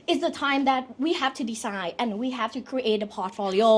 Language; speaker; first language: English; non-native, learner; Thai